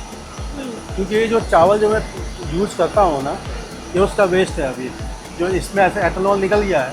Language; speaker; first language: Hindi; native; Hindi